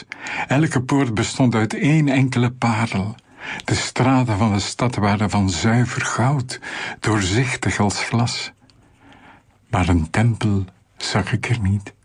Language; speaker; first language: Dutch; native; Dutch